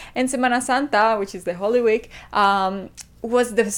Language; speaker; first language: English; non-native, fluent; Spanish